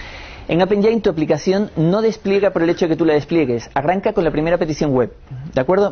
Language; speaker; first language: Spanish; native; Spanish